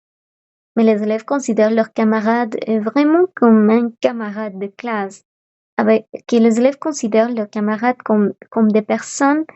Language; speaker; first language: French; non-native, fluent; Spanish